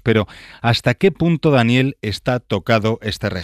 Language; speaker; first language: Spanish; native; Spanish